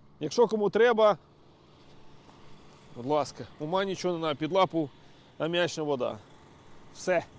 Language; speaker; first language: Ukrainian; non-native, local second language; Russian